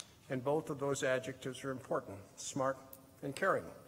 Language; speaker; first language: English; native; English